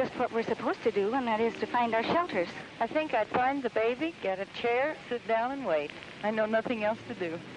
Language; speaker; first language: English; native; English